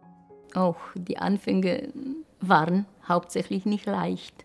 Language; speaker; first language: German; non-native, local second language; Polish